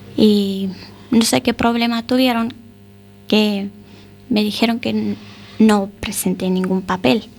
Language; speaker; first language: Spanish; non-native, fluent; Romanian